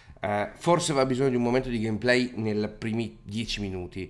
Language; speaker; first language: Italian; native; Italian